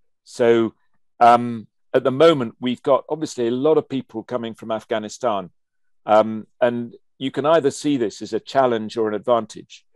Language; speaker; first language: English; native; English